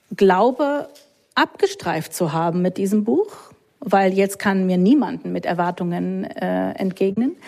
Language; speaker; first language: German; non-native, fluent; English